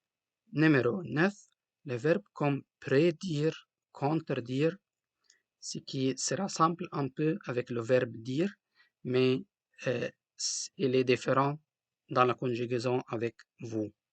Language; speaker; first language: French; non-native, local second language; Arabic